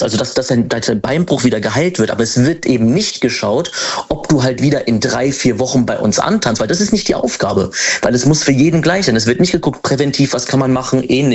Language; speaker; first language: German; native; German